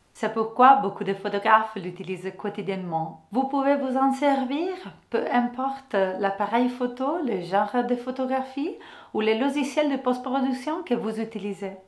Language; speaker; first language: French; non-native, fluent; Italian